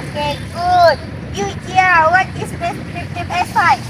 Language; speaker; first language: English; non-native, learner; Indonesian